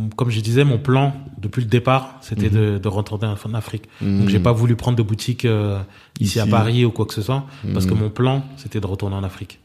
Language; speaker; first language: French; native; French